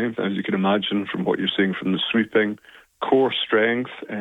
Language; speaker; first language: English; native; English